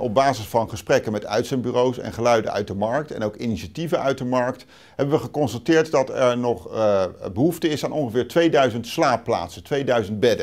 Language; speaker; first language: Dutch; native; Dutch